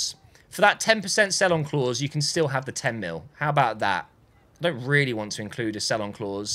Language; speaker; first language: English; native; English